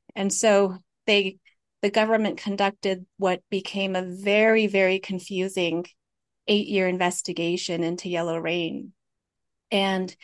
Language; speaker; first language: English; early bilingual, other home language; Hmong